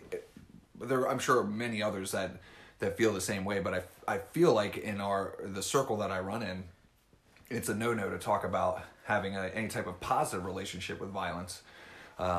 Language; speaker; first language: English; native; English